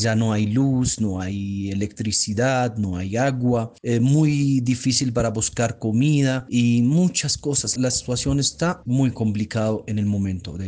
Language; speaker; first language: Spanish; non-native, fluent; Arabic